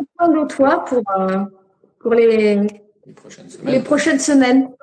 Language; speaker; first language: French; native; French